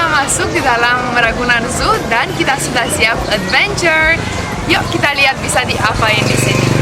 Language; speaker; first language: Indonesian; non-native, fluent; Romanian